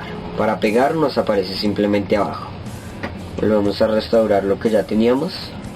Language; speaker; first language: Spanish; native; Spanish